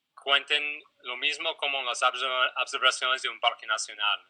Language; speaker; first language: Spanish; non-native, fluent; English